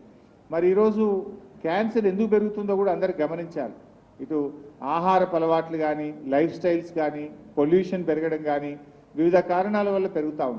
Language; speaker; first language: Telugu; native; Telugu